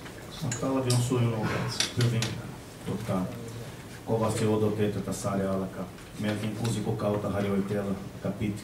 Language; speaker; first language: Finnish; non-native, learner; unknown